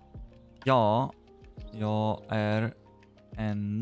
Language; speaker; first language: Swedish; non-native, learner; English